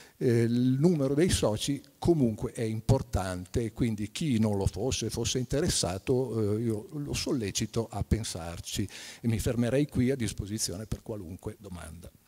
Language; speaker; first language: Italian; native; Italian